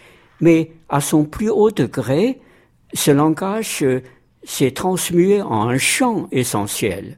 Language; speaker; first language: French; non-native, fluent; Chinese